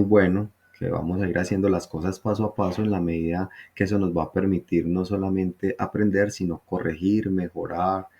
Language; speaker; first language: Spanish; native; Spanish